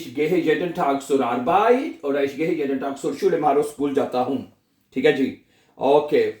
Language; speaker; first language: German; non-native, fluent; Urdu